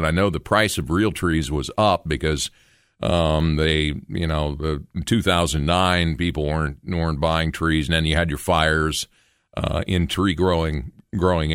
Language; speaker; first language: English; native; English